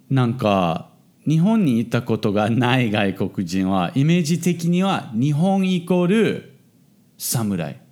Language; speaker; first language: Japanese; non-native, fluent; English